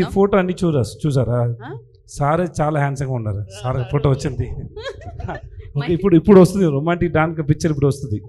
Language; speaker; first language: Telugu; non-native, learner; Tamil